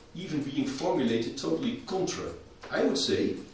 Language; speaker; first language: English; non-native, fluent; Dutch